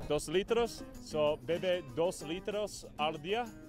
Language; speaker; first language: Spanish; non-native, learner; English